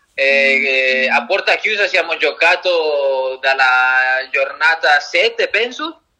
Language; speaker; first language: Italian; non-native, learner; Spanish